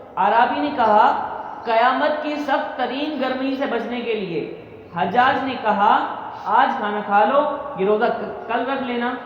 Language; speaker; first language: Urdu; non-native, local second language; Sindhi